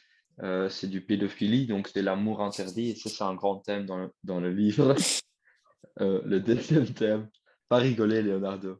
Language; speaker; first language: French; non-native, learner; Dutch